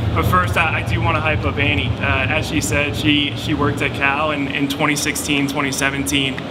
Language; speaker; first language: English; native; English